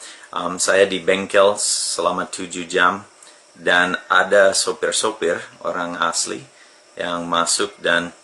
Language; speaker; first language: Indonesian; non-native, fluent; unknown